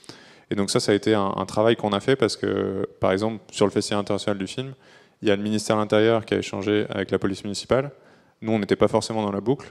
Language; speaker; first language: French; native; French